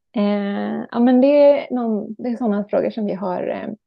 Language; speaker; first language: Swedish; native; Swedish